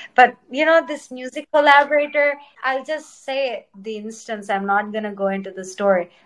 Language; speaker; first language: English; non-native, local second language; Telugu